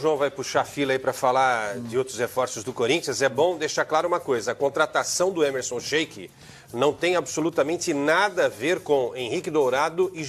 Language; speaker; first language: Portuguese; native; Portuguese